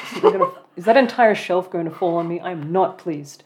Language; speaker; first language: English; native; English